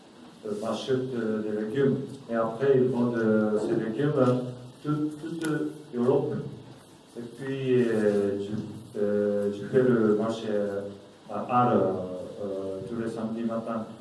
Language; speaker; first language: French; non-native, learner; Japanese